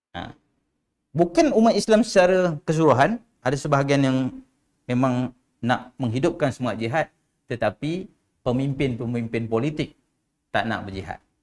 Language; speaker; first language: Malay; native; Malay